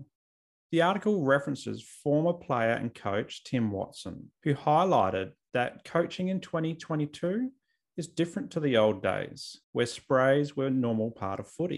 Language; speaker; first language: English; native; English